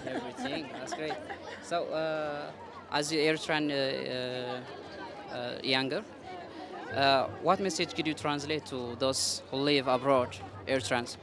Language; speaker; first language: English; non-native, local second language; Tigrinya